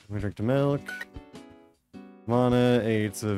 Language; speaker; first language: Dutch; non-native, learner; English